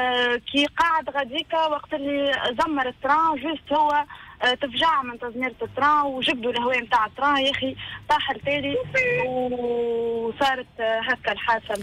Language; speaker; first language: Arabic; native; Arabic